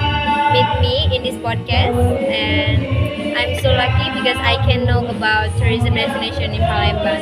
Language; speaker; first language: English; non-native, learner; Indonesian